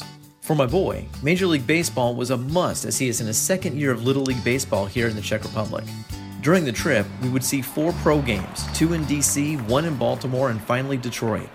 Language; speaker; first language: English; native; English